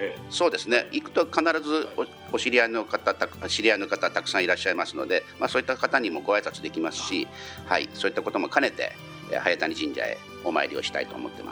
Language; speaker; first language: Japanese; native; Japanese